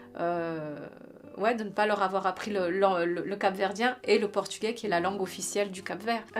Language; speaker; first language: French; early bilingual, other home language; Kabuverdianu